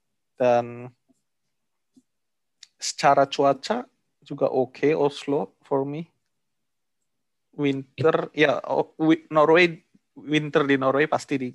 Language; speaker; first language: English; non-native, fluent; Indonesian